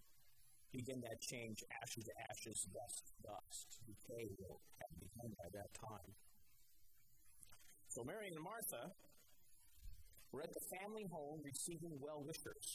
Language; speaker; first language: English; native; English